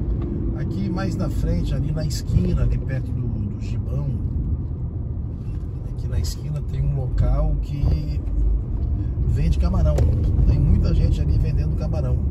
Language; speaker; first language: Portuguese; native; Portuguese